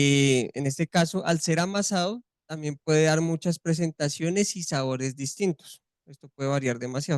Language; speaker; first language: Spanish; native; Spanish